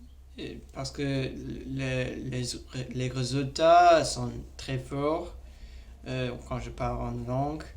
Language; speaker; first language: French; non-native, learner; English